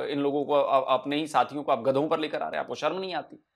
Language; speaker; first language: Hindi; native; Hindi